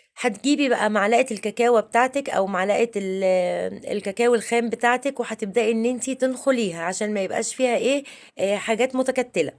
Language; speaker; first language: Arabic; native; Arabic